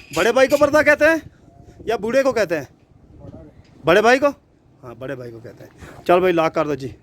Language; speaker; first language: Urdu; non-native, local second language; Punjabi